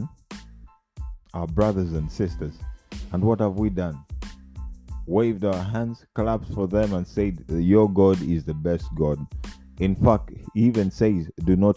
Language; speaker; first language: English; non-native, local second language; Ganda